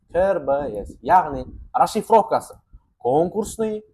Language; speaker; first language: Russian; non-native, local second language; Kazakh